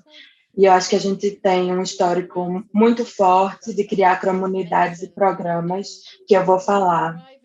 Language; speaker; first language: Portuguese; non-native, fluent; English